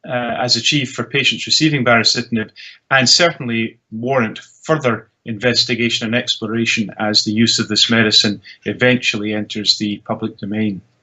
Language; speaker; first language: English; native; English